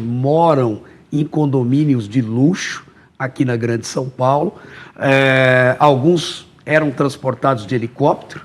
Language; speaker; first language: Portuguese; native; Portuguese